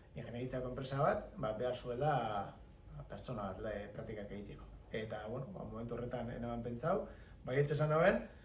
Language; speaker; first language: Basque; native; Basque